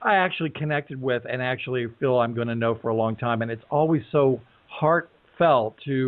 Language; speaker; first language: English; native; English